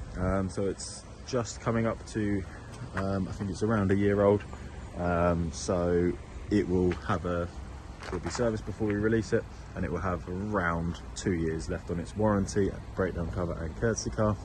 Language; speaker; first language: English; native; English